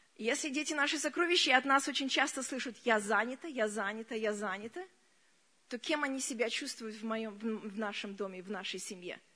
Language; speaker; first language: Russian; early bilingual, other home language; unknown